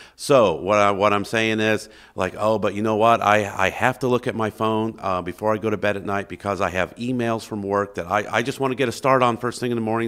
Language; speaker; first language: English; native; English